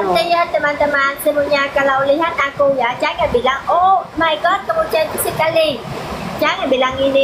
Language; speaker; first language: Indonesian; non-native, learner; Vietnamese